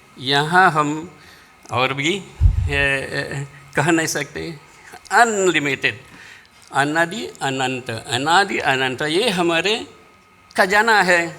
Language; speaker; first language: Hindi; non-native, fluent; Balinese